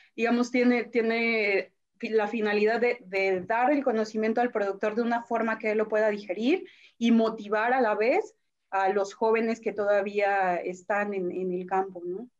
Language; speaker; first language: Spanish; native; Spanish